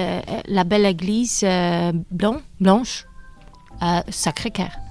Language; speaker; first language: French; non-native, learner; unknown